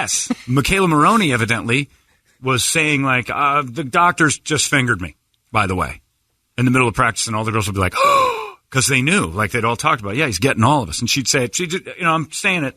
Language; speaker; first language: English; native; English